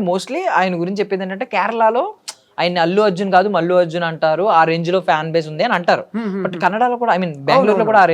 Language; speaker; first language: Telugu; native; Telugu